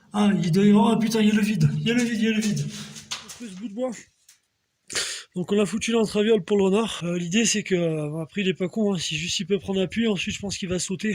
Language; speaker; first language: French; native; French